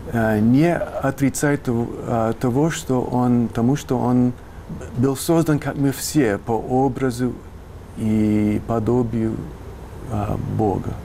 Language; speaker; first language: Russian; non-native, fluent; English